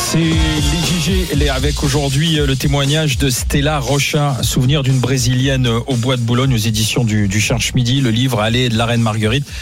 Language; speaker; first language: French; native; French